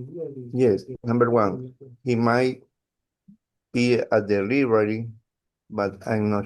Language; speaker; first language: English; non-native, learner; Spanish